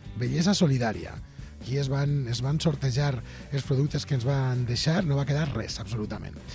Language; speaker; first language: Catalan; native; Catalan